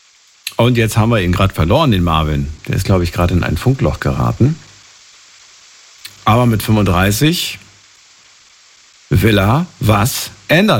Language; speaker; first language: German; native; German